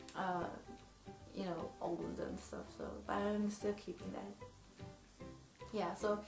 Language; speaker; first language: English; non-native, fluent; Swedish